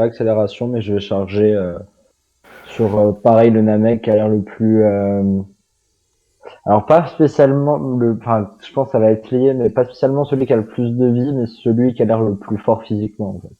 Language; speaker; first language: French; native; French